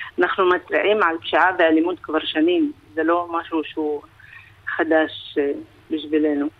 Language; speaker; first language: Hebrew; non-native, local second language; Arabic